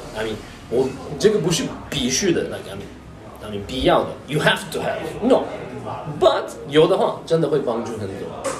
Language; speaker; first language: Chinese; non-native, fluent; Turkish